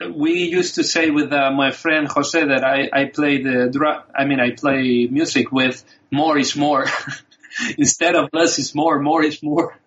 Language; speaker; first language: English; non-native, fluent; Spanish